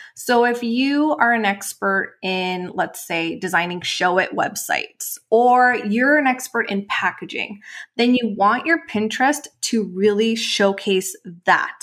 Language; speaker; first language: English; non-native, fluent; Spanish